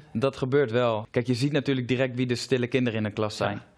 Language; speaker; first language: Dutch; native; Dutch